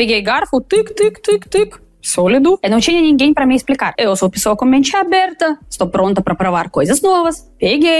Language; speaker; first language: Portuguese; non-native, fluent; Russian